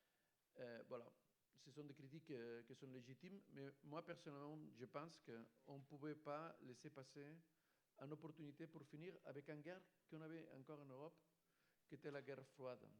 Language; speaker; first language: French; non-native, fluent; Spanish